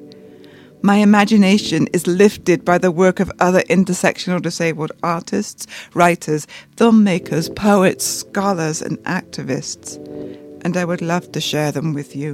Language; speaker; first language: English; native; English